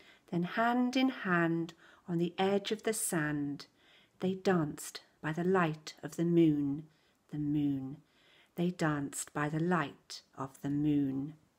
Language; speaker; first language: English; native; English